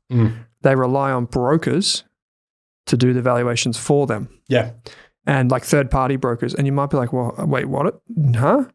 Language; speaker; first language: English; native; English